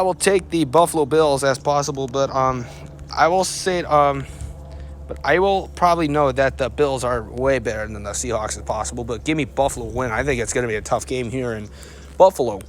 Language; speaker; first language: English; native; English